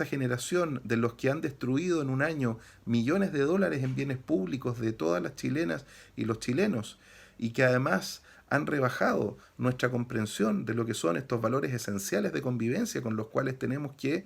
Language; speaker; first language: Spanish; native; Spanish